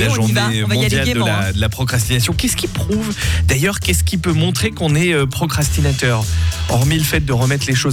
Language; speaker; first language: French; native; French